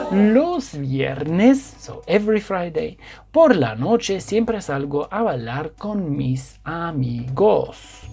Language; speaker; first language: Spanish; non-native, fluent; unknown